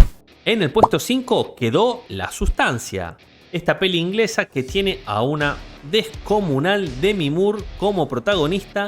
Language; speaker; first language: Spanish; native; Spanish